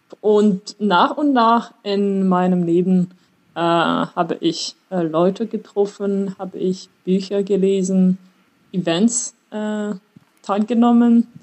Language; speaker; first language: German; non-native, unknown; French